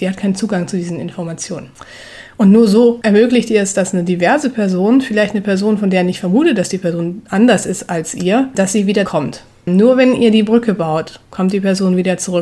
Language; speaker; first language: German; native; German